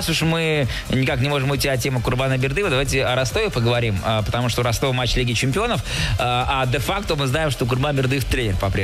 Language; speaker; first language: Russian; native; Russian